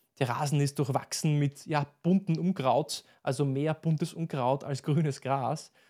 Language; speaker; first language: German; native; German